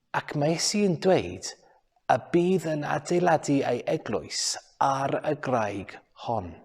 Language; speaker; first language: Welsh; non-native, local second language; English